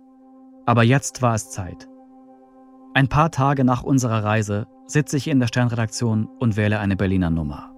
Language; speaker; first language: German; native; German